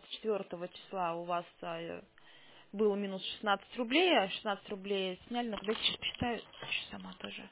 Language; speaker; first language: Russian; native; Russian